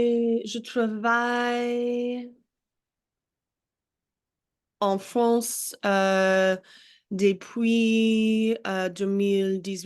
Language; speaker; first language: French; non-native, learner; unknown